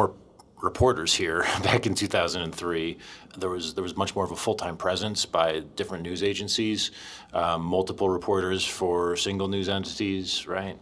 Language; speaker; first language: English; native; English